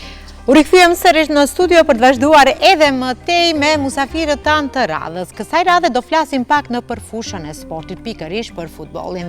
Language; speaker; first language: Albanian; native; Albanian